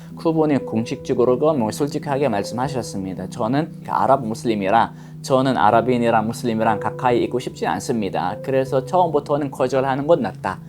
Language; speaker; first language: Korean; non-native, fluent; Arabic